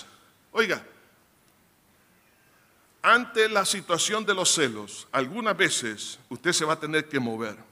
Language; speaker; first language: Spanish; native; Spanish